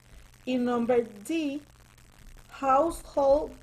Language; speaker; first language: English; non-native, learner; Spanish